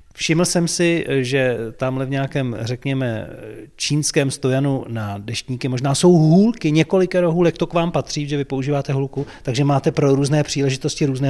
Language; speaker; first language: Czech; native; Czech